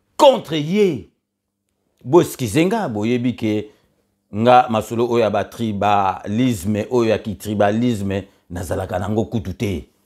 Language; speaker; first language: Lingala; native; Lingala